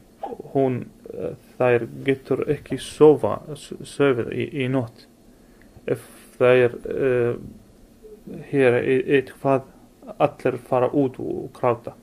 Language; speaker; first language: Icelandic; non-native, learner; Arabic